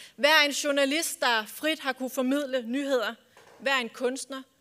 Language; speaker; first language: Danish; native; Danish